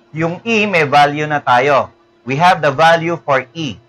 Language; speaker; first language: English; non-native, local second language; Filipino